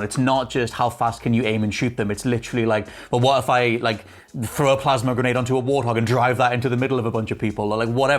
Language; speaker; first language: English; native; English